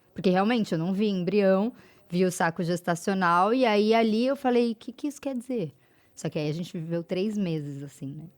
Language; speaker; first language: Portuguese; native; Portuguese